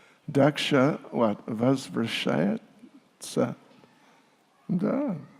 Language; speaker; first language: Russian; non-native, learner; English